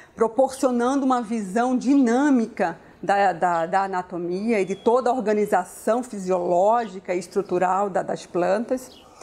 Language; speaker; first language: Portuguese; native; Portuguese